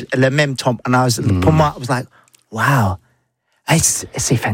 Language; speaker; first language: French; non-native, learner; English